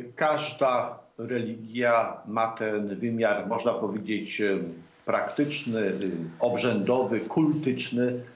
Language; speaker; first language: Polish; native; Polish